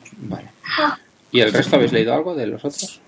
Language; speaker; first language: Spanish; native; Spanish